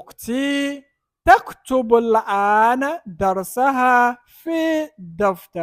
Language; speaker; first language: Arabic; non-native, fluent; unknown